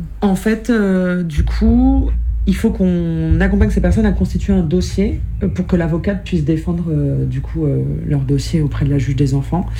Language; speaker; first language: French; native; French